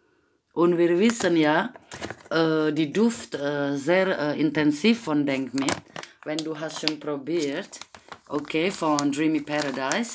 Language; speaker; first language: German; non-native, fluent; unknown